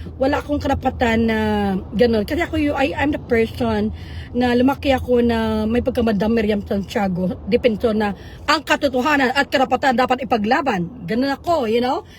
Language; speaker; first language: Filipino; native; Filipino